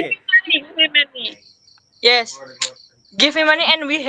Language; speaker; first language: English; non-native, learner; Indonesian